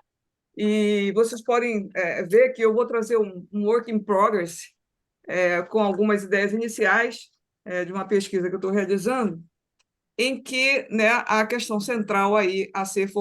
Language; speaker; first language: Portuguese; native; Portuguese